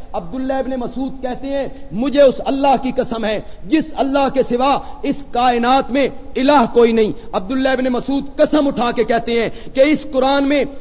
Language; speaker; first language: Urdu; non-native, local second language; Punjabi